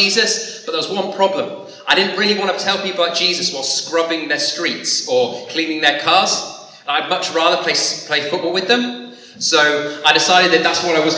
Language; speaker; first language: English; native; English